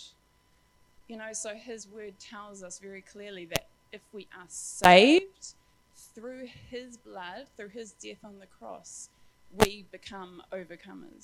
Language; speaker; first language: English; native; English